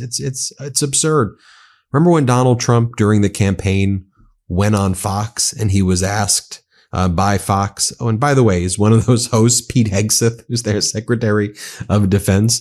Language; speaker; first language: English; native; English